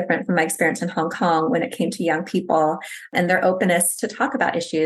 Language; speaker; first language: English; native; English